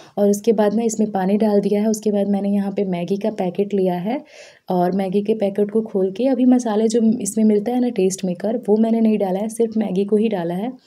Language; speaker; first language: Hindi; native; Hindi